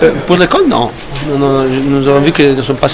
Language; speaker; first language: French; non-native, learner; Italian